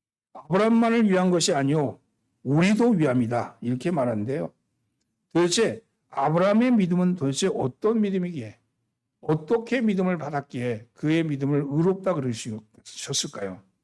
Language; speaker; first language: Korean; native; Korean